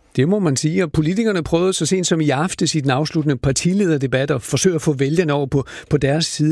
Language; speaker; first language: Danish; native; Danish